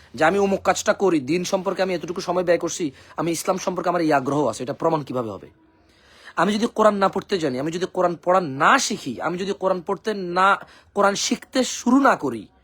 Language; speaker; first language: Bangla; native; Bangla